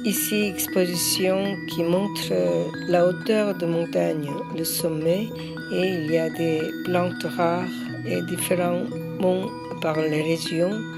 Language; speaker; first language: French; non-native, learner; Korean